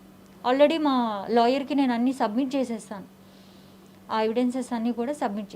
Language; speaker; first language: Telugu; native; Telugu